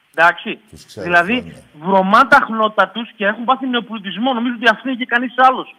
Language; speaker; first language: Greek; native; Greek